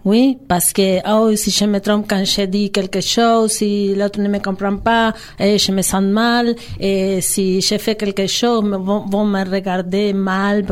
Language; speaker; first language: French; non-native, fluent; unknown